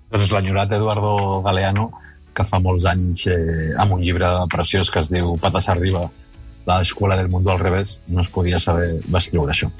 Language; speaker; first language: Catalan; non-native, local second language; Spanish